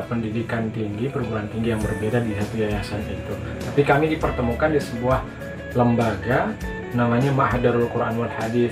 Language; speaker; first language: Indonesian; non-native, local second language; Sasak